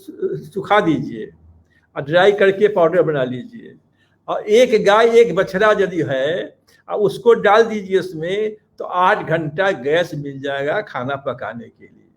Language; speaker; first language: Hindi; native; Hindi